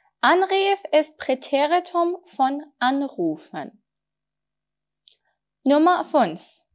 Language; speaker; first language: German; non-native, fluent; Persian